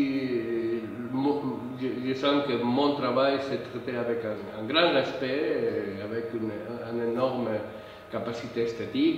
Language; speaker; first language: French; non-native, fluent; Spanish